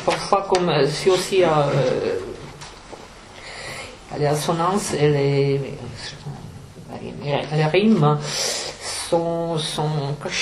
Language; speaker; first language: French; non-native, fluent; Czech